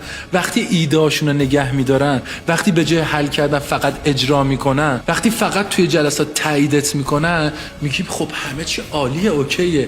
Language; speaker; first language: Persian; native; Persian